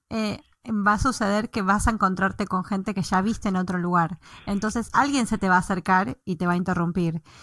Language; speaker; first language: Spanish; native; Spanish